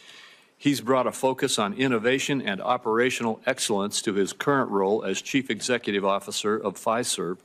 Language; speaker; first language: English; native; English